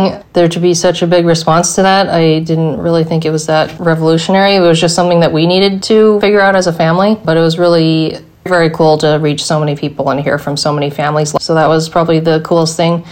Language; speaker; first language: English; native; English